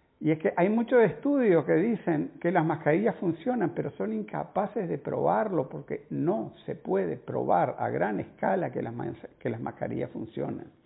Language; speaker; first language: Spanish; native; Spanish